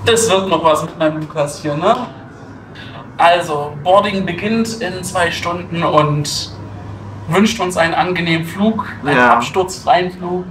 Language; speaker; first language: German; native; German